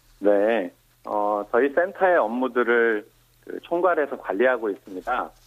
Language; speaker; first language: Korean; native; Korean